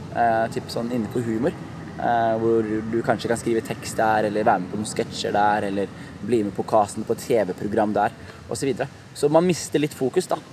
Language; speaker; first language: Norwegian; early bilingual, other home language; Somali